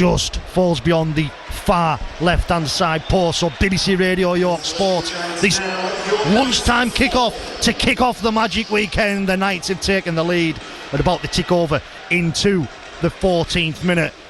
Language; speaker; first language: English; native; English